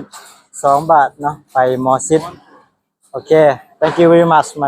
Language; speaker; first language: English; non-native, learner; Northeastern Thai